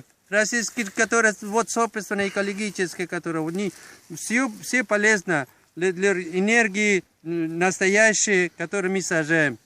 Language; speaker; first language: Russian; non-native, learner; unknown